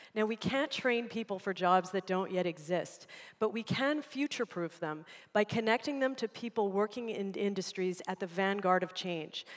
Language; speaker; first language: English; native; English